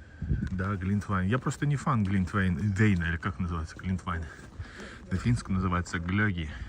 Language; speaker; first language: Russian; early bilingual, heritage; Russian